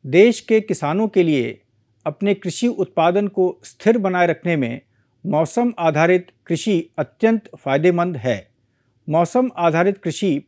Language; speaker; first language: Hindi; native; Hindi